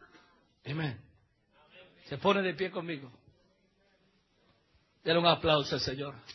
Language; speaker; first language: Spanish; native; Spanish